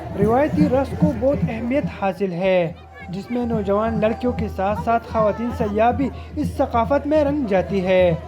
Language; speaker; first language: Urdu; non-native, local second language; Khowar